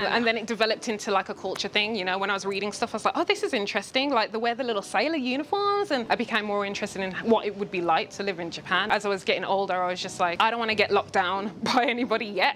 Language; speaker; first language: English; native; English